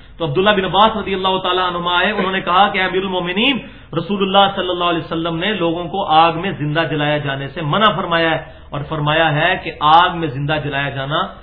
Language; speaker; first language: Urdu; non-native, local second language; Punjabi